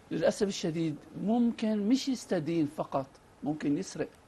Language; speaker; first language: Arabic; native; Arabic